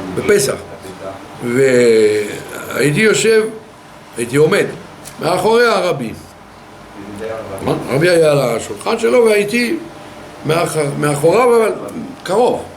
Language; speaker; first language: Hebrew; non-native, fluent; French